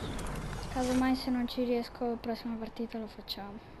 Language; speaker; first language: Italian; native; Italian